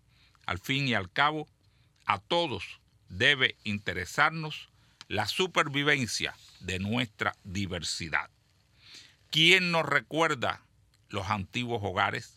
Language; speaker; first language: Spanish; native; Spanish